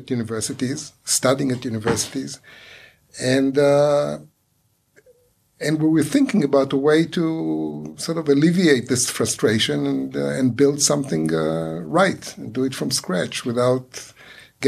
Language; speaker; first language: English; non-native, fluent; Hebrew